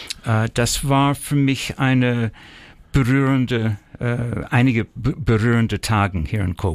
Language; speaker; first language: German; early bilingual, heritage; German